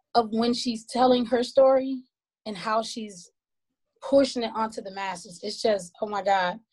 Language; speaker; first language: English; native; English